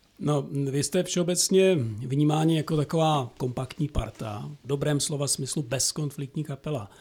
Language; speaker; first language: Czech; native; Czech